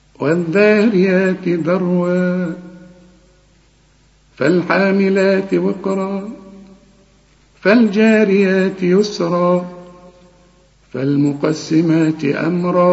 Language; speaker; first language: Arabic; native; Arabic